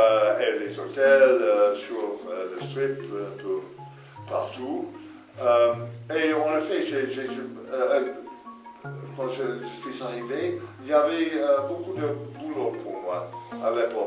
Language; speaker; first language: French; non-native, fluent; English